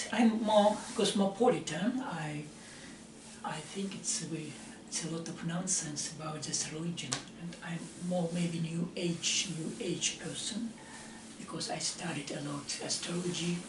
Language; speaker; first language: English; non-native, learner; Russian